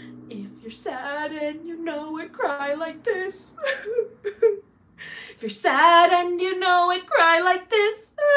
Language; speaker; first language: English; early bilingual, other home language; Spanish